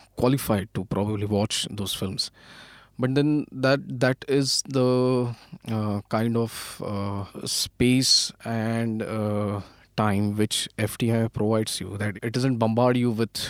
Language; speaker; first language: English; non-native, local second language; Marathi